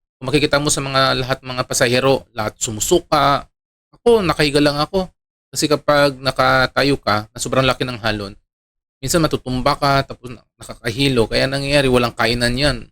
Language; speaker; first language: Filipino; non-native, local second language; Iloko